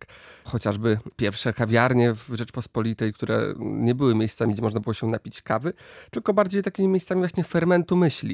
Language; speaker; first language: Polish; native; Polish